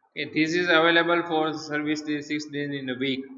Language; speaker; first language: English; non-native, local second language; Gujarati